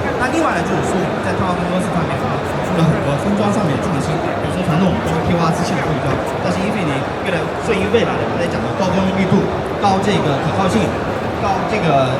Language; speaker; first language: Chinese; native; Chinese